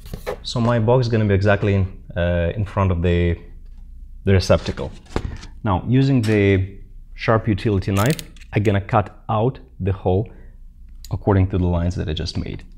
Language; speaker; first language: English; non-native, fluent; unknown